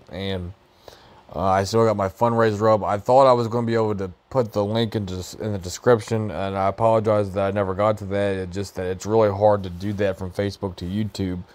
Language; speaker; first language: English; native; English